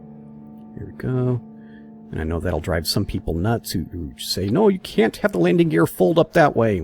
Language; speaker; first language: English; native; English